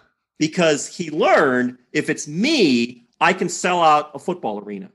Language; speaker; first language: English; native; English